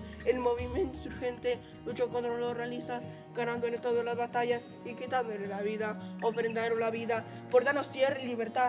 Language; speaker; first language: Spanish; native; Spanish